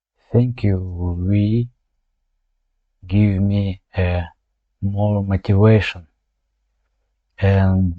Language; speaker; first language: English; non-native, learner; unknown